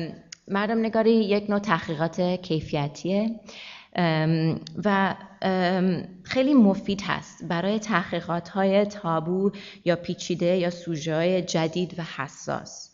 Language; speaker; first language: Persian; early bilingual, heritage; Persian